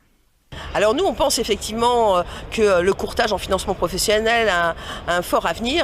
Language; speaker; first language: French; native; French